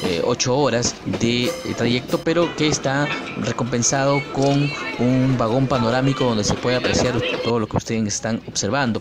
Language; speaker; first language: Spanish; native; Spanish